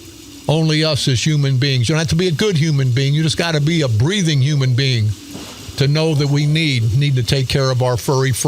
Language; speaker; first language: English; native; English